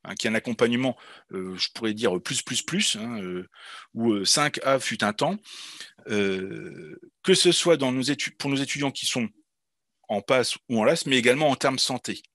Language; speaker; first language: French; native; French